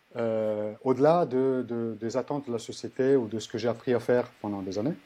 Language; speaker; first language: French; non-native, fluent; Italian